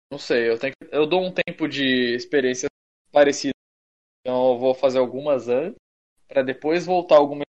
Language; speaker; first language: Portuguese; native; Portuguese